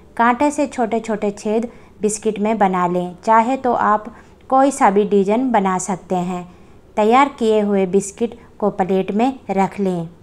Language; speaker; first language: Hindi; native; Hindi